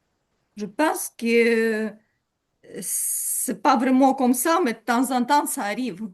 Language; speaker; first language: French; non-native, learner; Ukrainian